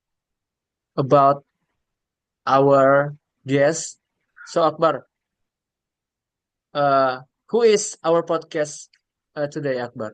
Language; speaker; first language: English; non-native, learner; Indonesian